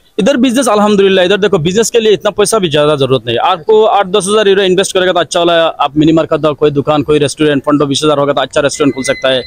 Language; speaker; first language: Hindi; non-native, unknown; Bangla